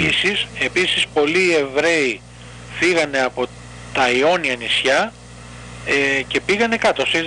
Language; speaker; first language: Greek; native; Greek